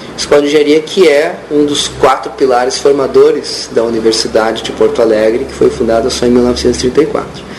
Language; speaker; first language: Portuguese; native; Portuguese